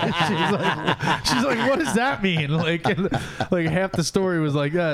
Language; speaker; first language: English; native; English